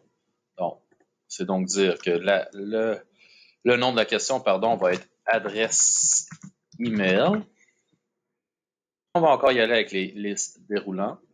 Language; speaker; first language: French; native; French